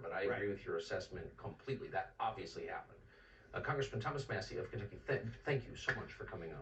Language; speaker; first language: English; native; English